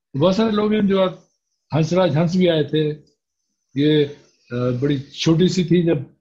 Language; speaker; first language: Hindi; native; Hindi